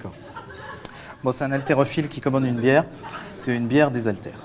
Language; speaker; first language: French; native; French